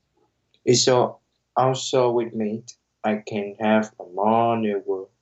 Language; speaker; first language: English; non-native, learner; Vietnamese